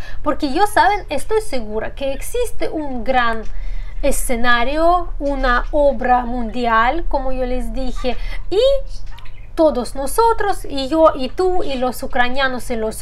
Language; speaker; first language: Spanish; non-native, fluent; Russian